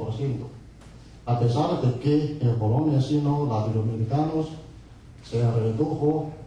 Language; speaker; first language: Spanish; non-native, fluent; Chinese